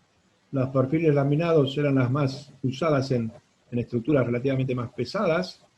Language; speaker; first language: Spanish; native; Spanish